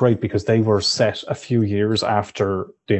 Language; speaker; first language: English; native; English